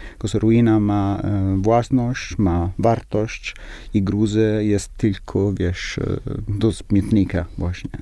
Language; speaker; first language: Polish; non-native, learner; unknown